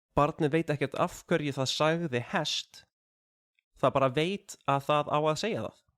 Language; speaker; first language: Icelandic; native; Icelandic